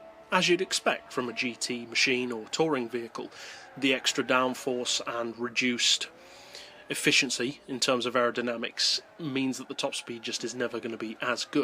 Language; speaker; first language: English; native; English